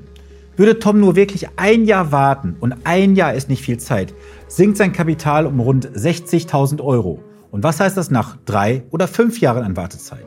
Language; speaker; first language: German; native; German